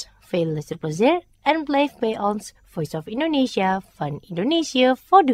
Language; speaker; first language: Dutch; non-native, fluent; Indonesian